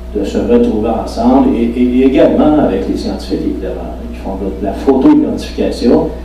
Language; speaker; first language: French; native; French